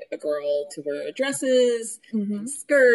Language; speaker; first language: English; early bilingual, other home language; Spanish